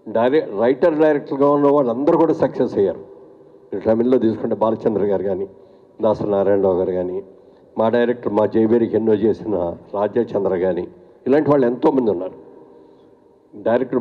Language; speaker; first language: Telugu; native; Telugu